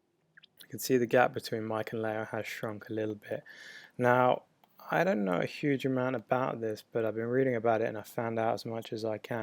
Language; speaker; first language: English; native; English